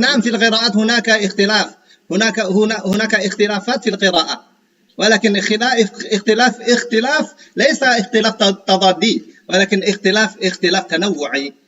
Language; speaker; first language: Arabic; non-native, fluent; Indonesian